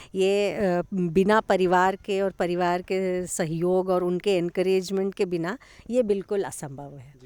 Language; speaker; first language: Hindi; non-native, local second language; Kannada